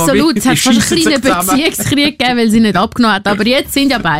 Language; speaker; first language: German; native; German